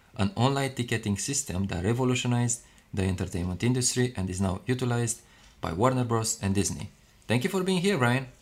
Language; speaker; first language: English; non-native, fluent; Romanian